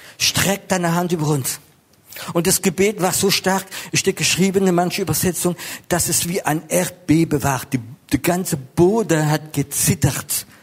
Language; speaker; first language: German; non-native, local second language; French